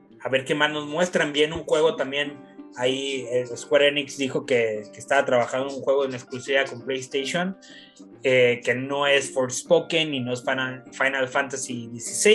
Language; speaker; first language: Spanish; native; Spanish